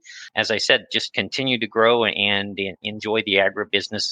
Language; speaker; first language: English; native; English